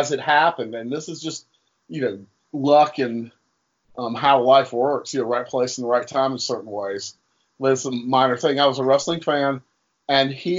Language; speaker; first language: English; native; English